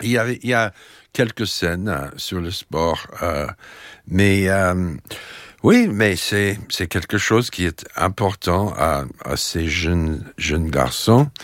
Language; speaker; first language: French; non-native, fluent; English